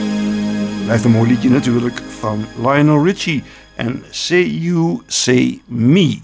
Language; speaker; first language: Dutch; native; Dutch